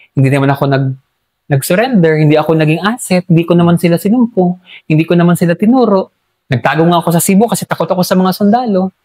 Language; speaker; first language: Filipino; non-native, local second language; Hiligaynon